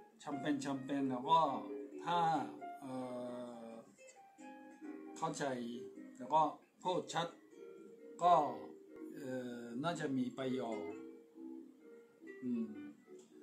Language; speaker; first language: Thai; non-native, fluent; Japanese